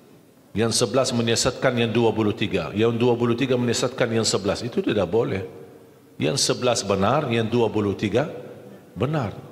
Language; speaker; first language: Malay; non-native, fluent; Arabic